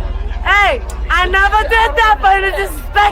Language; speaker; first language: English; native; English